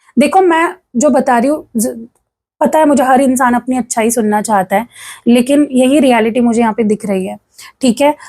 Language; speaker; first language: Hindi; non-native, local second language; Marathi